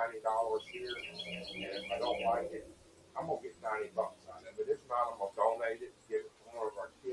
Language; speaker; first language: English; native; English